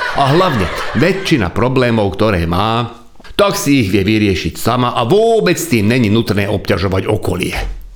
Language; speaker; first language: Slovak; non-native, local second language; Hungarian